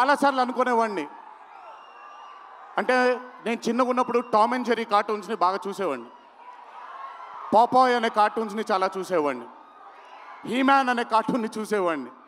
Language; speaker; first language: Telugu; native; Telugu